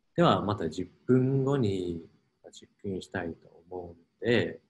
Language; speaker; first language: Japanese; non-native, fluent; English